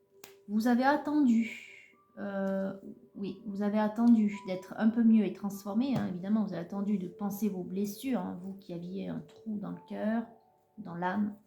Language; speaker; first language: French; native; French